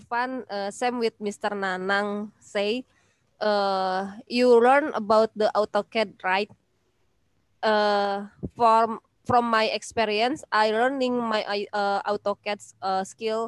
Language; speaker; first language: English; non-native, learner; Indonesian